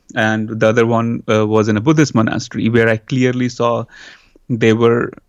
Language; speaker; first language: English; non-native, local second language; Hindi